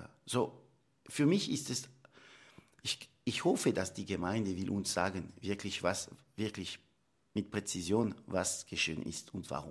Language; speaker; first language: German; non-native, local second language; French